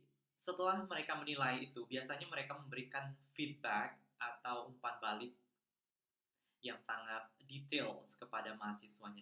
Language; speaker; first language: Indonesian; non-native, local second language; Balinese